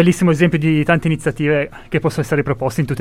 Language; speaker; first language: Italian; native; Italian